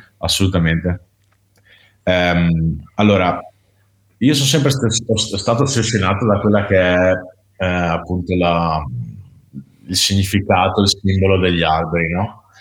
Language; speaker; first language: Italian; native; Italian